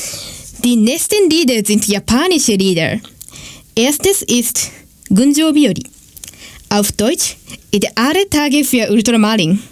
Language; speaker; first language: German; non-native, learner; Japanese